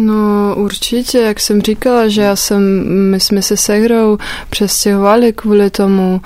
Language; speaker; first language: Czech; non-native, fluent; Russian